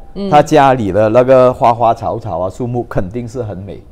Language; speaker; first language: Chinese; non-native, local second language; Cantonese